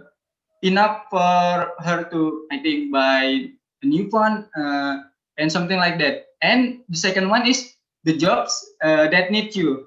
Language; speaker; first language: English; non-native, learner; Indonesian